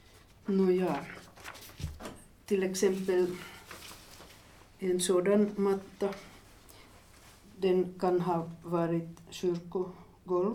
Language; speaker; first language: Swedish; non-native, fluent; Finnish